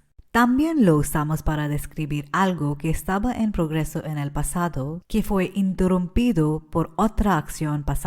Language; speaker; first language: Spanish; non-native, fluent; English